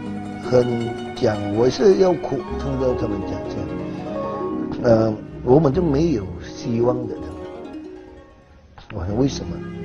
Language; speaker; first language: Chinese; non-native, learner; Hakka Chinese